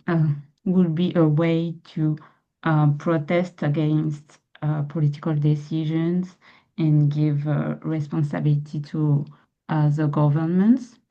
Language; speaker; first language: English; non-native, fluent; French